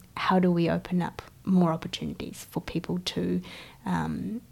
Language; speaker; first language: English; early bilingual, other home language; Chinese